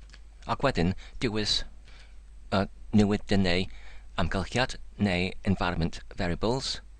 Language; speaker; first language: Welsh; non-native, learner; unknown